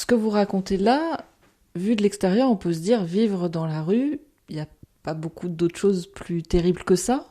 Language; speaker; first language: French; native; French